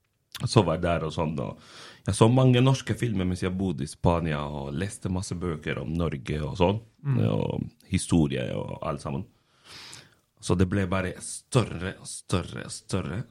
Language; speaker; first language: Norwegian; non-native, fluent; Spanish